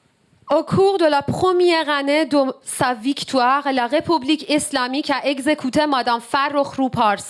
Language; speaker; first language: French; non-native, learner; Persian